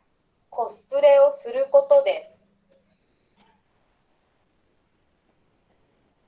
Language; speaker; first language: Japanese; non-native, learner; Indonesian